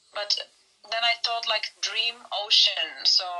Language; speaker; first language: English; non-native, fluent; Turkish